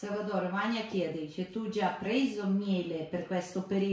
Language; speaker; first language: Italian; non-native, learner; Ukrainian